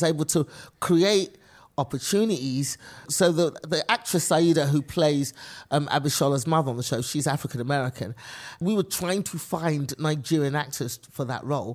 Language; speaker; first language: English; native; English